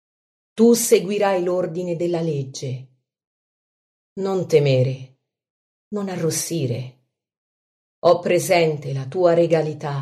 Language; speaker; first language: Italian; native; Italian